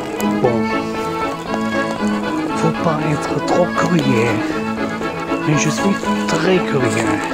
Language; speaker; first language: French; non-native, learner; English